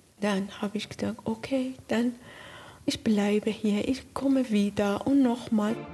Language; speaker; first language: German; non-native, learner; Persian